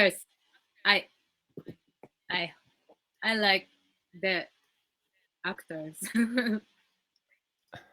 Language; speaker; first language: English; non-native, learner; Japanese